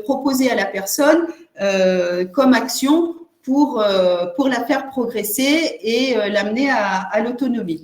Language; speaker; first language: French; native; French